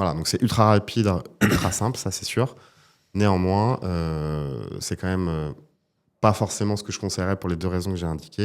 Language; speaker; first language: French; native; French